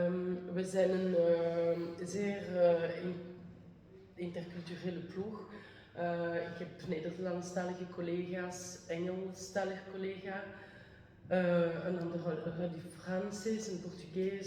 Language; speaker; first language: Dutch; non-native, local second language; French